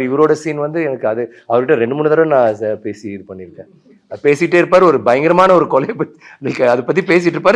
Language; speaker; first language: Tamil; native; Tamil